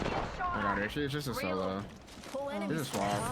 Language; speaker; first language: English; native; English